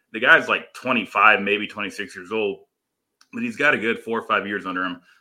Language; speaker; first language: English; native; English